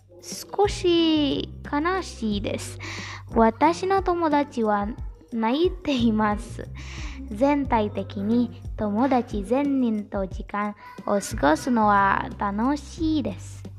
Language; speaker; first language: Japanese; non-native, learner; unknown